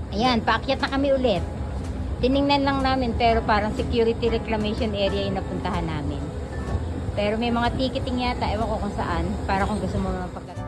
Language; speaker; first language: Filipino; native; Filipino